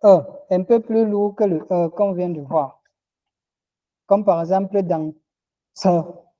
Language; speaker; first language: French; non-native, local second language; Ghomala